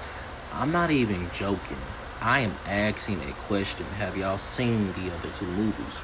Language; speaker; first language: English; native; English